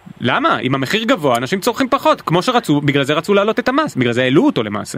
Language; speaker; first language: Hebrew; native; Hebrew